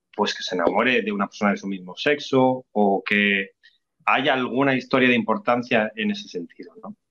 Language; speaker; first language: Spanish; native; Spanish